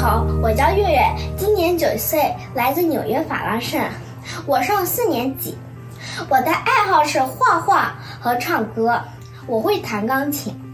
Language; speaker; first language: Chinese; early bilingual, heritage; Chinese